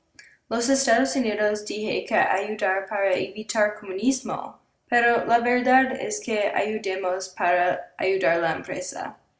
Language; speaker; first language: Spanish; non-native, learner; English